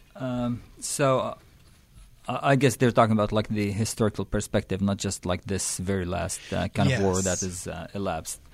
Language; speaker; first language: English; non-native, fluent; Arabic